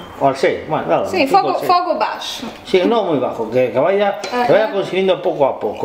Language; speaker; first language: Spanish; non-native, fluent; Portuguese